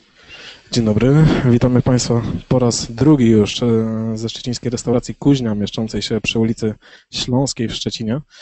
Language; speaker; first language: Polish; native; Polish